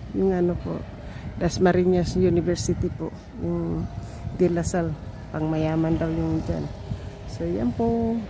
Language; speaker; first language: Filipino; non-native, local second language; Cebuano